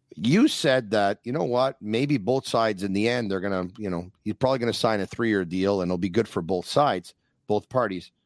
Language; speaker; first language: English; native; English